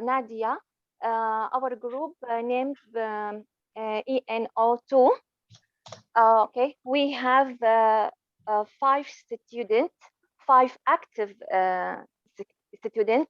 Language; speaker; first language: English; non-native, learner; Arabic